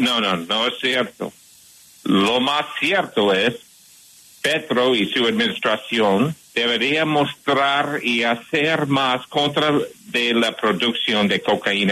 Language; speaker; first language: Spanish; non-native, fluent; English